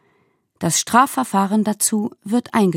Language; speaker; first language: German; native; German